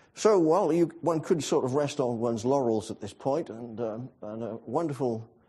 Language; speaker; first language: English; native; English